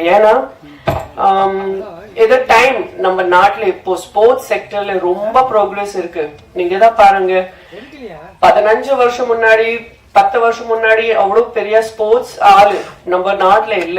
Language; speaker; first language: Tamil; non-native, learner; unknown